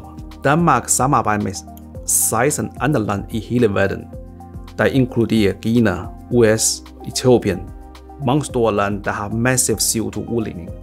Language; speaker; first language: Danish; non-native, fluent; Chinese